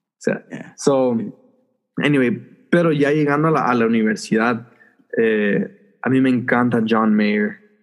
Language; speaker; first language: Spanish; early bilingual, heritage; Spanish